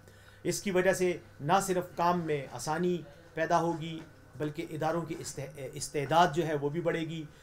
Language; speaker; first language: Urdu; non-native, local second language; Pashto